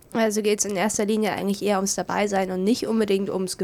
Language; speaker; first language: German; native; German